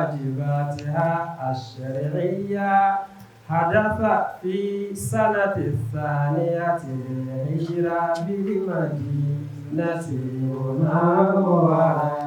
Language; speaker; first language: Arabic; non-native, learner; Yoruba